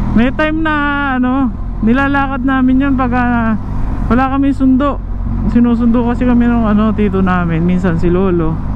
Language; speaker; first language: Filipino; native; Filipino